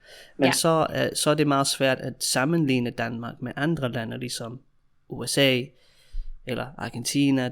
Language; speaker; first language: Danish; non-native, fluent; English